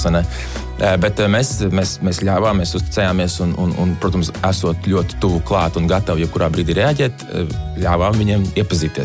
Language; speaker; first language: Latvian; native; Latvian